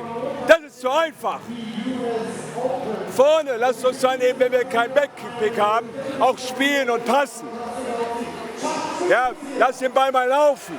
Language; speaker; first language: German; native; German